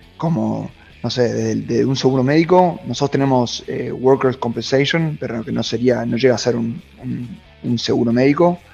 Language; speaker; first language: Spanish; native; Spanish